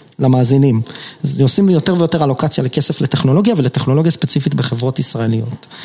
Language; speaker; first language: Hebrew; native; Hebrew